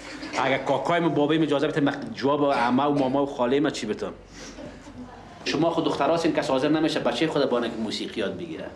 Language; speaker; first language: Persian; native; Persian